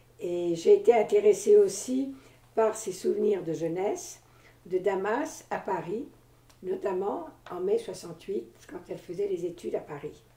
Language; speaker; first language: French; native; French